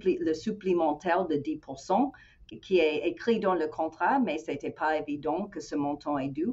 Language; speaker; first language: French; non-native, fluent; English